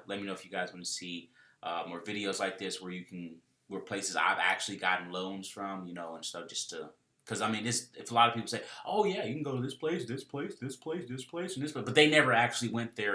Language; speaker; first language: English; native; English